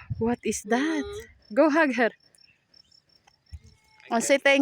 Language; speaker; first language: English; non-native, local second language; Filipino